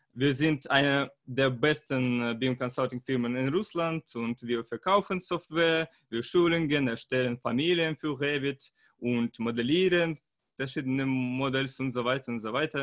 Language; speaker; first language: German; non-native, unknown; Russian